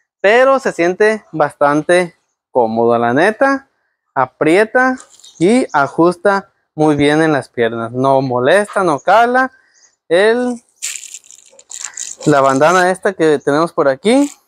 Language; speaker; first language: Spanish; native; Spanish